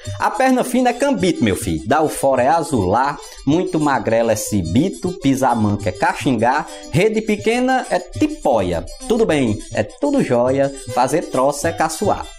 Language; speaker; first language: Portuguese; native; Portuguese